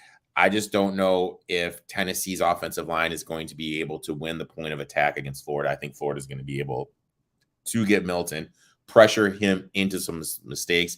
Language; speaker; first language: English; native; English